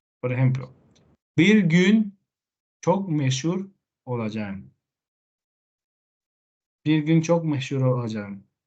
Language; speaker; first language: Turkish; non-native, learner; Spanish